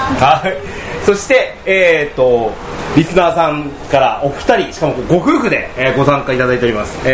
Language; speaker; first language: Japanese; native; Japanese